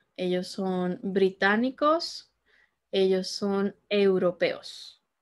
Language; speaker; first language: Spanish; native; Spanish